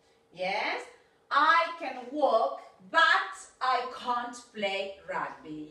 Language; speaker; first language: English; non-native, fluent; Spanish